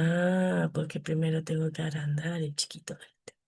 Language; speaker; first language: Spanish; native; Spanish